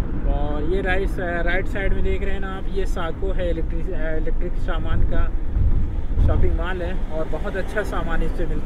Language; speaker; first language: Hindi; native; Hindi